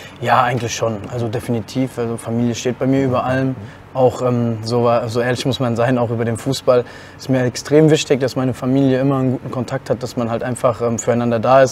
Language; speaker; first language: German; native; German